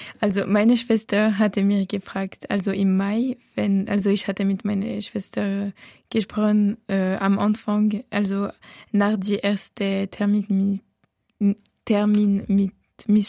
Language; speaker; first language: German; non-native, local second language; French